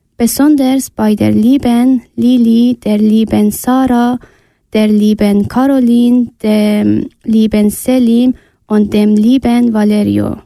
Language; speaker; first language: German; non-native, learner; Persian